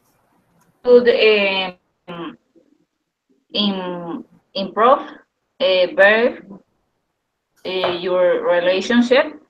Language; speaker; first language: English; non-native, learner; Spanish